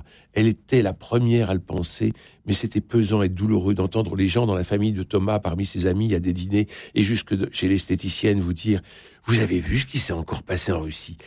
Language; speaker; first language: French; native; French